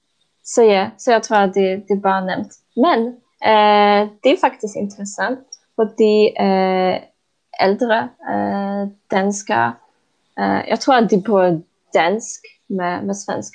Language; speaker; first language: Danish; non-native, fluent; Polish